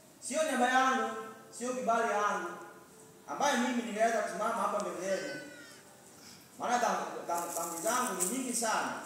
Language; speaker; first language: Swahili; non-native, local second language; Luo (Kenya and Tanzania)